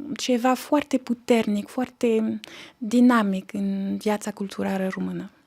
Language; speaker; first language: Romanian; early bilingual, heritage; Romanian